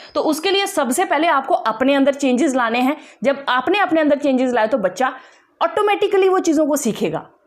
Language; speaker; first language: Hindi; non-native, local second language; Dogri